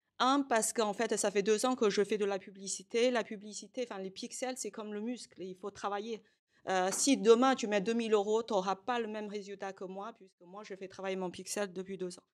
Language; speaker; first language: French; non-native, fluent; Chinese